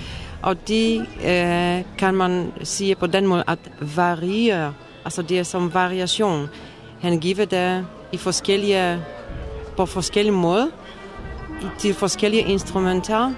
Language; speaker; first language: Danish; non-native, fluent; Polish